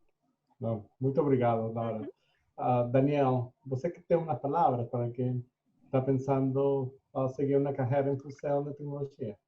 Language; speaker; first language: Portuguese; non-native, fluent; Spanish